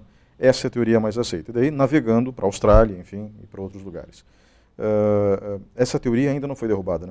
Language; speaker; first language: Portuguese; native; Portuguese